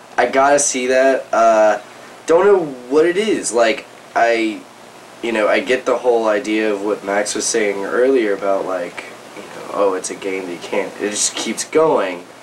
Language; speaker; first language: English; native; English